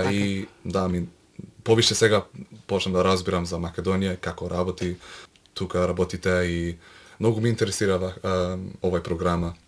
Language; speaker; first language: Macedonian; early bilingual, heritage; Macedonian